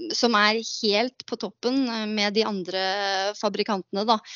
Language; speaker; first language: Norwegian; native; Norwegian